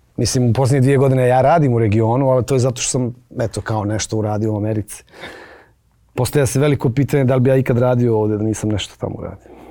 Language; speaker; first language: Bosnian; native; Bosnian